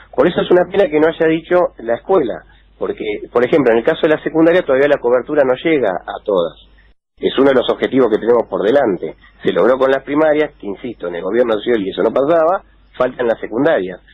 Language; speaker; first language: Spanish; native; Spanish